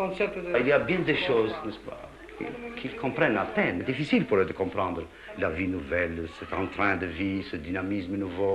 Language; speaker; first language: French; non-native, fluent; Albanian